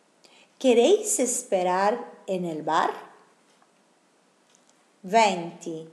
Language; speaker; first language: Spanish; non-native, fluent; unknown